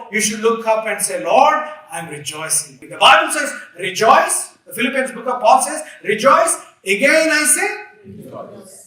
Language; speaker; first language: English; non-native, local second language; Telugu